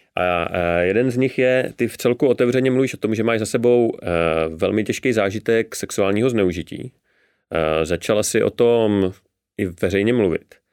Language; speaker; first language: Czech; native; Czech